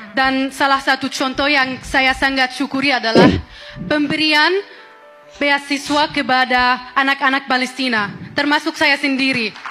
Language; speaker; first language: Indonesian; non-native, fluent; Arabic